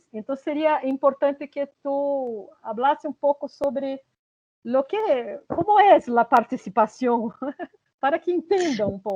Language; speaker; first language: Spanish; non-native, fluent; Portuguese